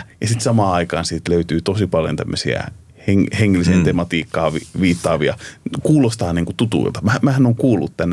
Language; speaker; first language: Finnish; native; Finnish